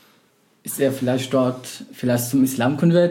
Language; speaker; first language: German; non-native, fluent; Arabic